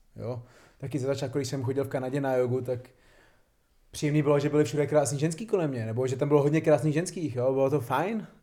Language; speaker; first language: Czech; non-native, fluent; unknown